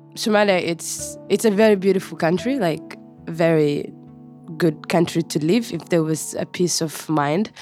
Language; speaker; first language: English; non-native, fluent; Somali